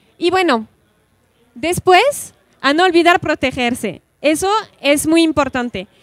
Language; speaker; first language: Spanish; non-native, fluent; French